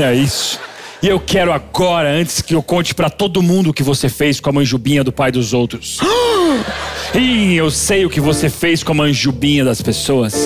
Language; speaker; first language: Portuguese; native; Portuguese